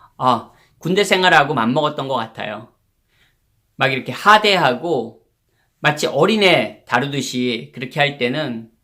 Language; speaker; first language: Korean; native; Korean